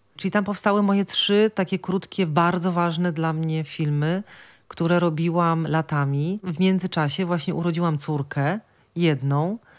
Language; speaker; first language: Polish; native; Polish